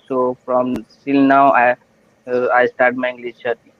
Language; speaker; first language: English; non-native, learner; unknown